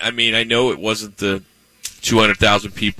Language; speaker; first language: English; native; English